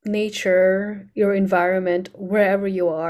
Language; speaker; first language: English; non-native, local second language; Nepali